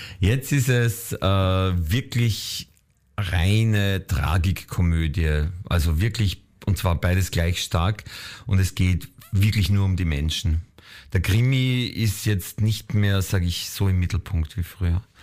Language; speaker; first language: German; native; German